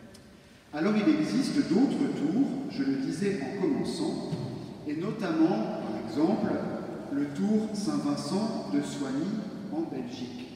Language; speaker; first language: French; native; French